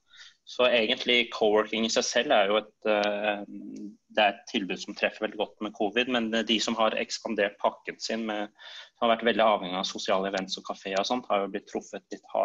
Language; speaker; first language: Norwegian; native; Norwegian